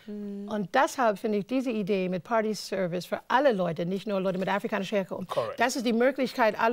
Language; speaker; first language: German; non-native, learner; English